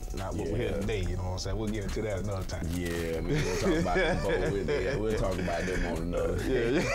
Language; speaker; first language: English; native; English